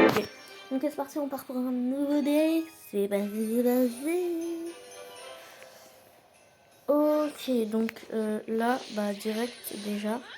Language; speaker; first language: French; native; French